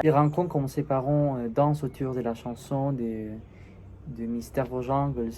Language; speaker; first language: French; non-native, learner; Spanish